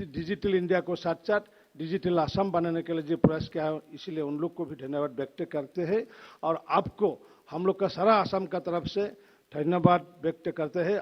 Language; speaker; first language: Hindi; non-native, local second language; Assamese